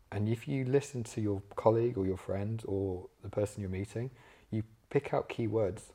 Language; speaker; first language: English; native; English